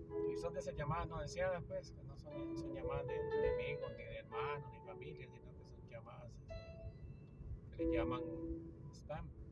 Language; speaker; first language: Spanish; native; Spanish